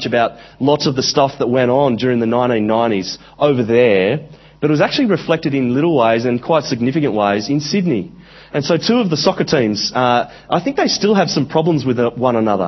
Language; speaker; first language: English; native; English